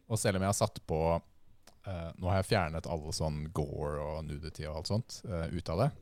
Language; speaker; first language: Norwegian; native; Norwegian